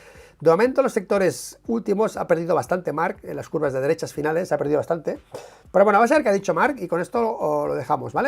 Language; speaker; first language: Spanish; native; Spanish